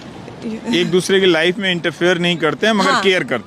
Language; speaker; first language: Hindi; native; Hindi